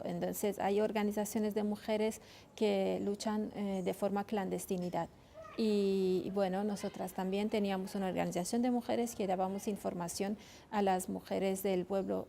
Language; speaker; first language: Spanish; non-native, fluent; Kurdish